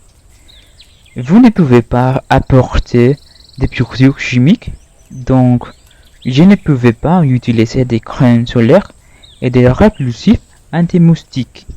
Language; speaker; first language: French; non-native, learner; Spanish